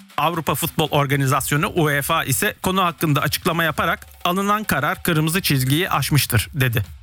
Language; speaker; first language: Turkish; early bilingual, heritage; Turkish